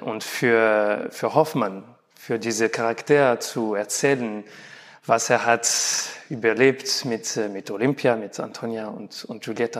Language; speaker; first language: German; non-native, learner; French